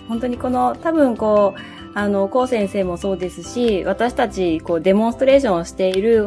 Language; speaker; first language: Japanese; native; Japanese